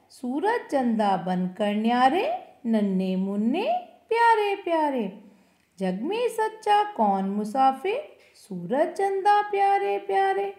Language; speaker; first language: Hindi; non-native, local second language; Kannada